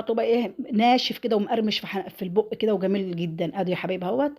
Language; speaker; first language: Arabic; native; Arabic